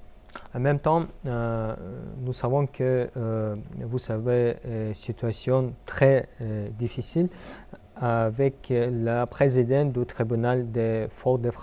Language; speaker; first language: French; non-native, fluent; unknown